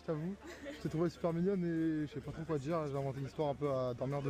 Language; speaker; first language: French; native; French